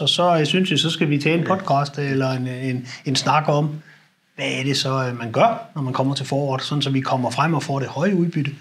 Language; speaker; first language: Danish; native; Danish